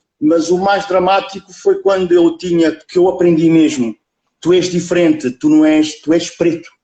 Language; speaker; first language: Portuguese; early bilingual, other home language; Kabuverdianu